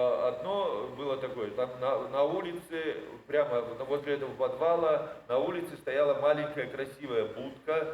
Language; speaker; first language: Russian; native; Russian